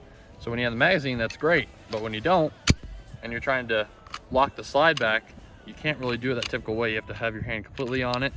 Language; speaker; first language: English; native; English